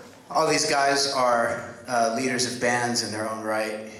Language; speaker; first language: English; native; English